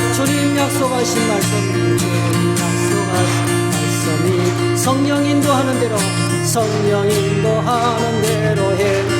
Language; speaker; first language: Korean; native; Korean